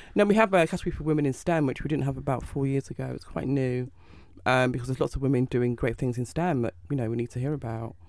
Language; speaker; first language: English; native; English